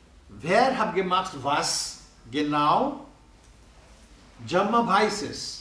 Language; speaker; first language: German; non-native, learner; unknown